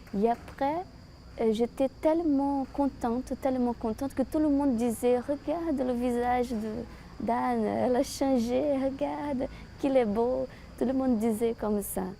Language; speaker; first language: French; non-native, fluent; Portuguese